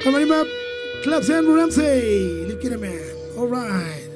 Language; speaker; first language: English; non-native, local second language; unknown